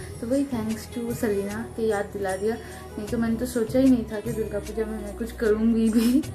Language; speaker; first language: Hindi; non-native, local second language; Bangla